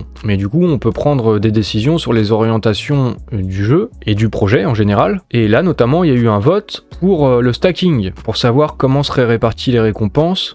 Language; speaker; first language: French; native; French